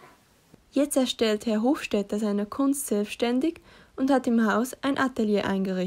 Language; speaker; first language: German; native; German